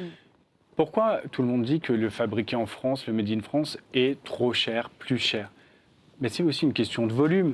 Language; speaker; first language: French; native; French